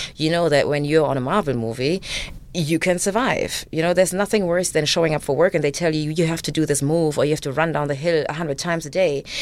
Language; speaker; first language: English; non-native, fluent; German